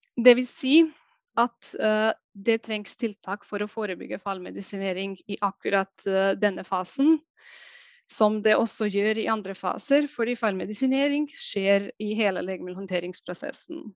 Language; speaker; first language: Norwegian; non-native, fluent; Bosnian